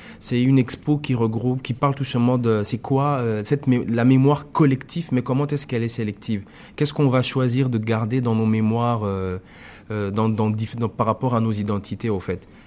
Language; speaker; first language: French; non-native, local second language; Lingala